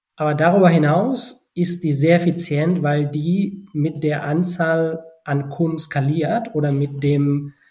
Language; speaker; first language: German; non-native, fluent; Spanish